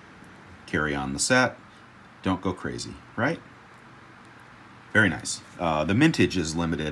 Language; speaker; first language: English; native; English